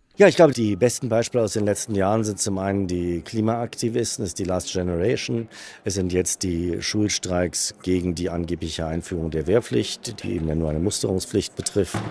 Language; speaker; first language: German; native; German